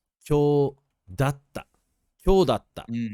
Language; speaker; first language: Japanese; non-native, fluent; English